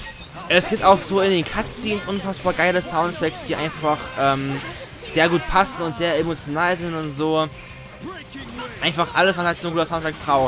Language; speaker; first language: German; native; German